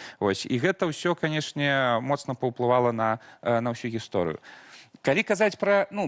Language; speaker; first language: Belarusian; native; Belarusian